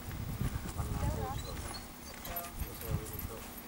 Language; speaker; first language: Finnish; native; Finnish